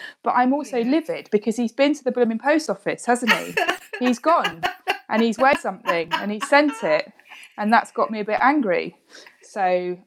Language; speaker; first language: English; native; English